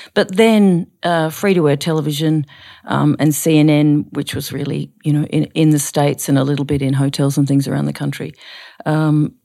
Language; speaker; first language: English; native; English